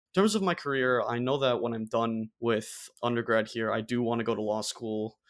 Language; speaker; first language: English; non-native, fluent; German